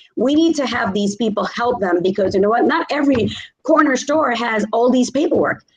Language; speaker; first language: English; native; English